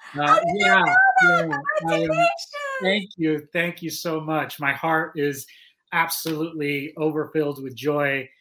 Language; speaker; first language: English; native; English